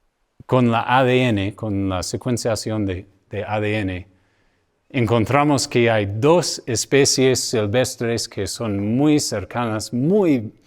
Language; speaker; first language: Spanish; non-native, fluent; English